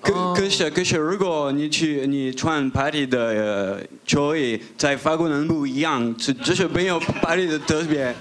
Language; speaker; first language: Chinese; non-native, fluent; French